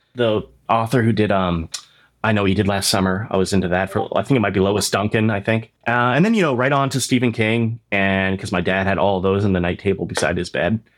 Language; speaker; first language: English; native; English